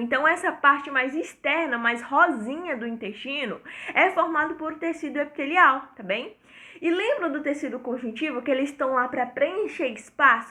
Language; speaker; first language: Portuguese; native; Portuguese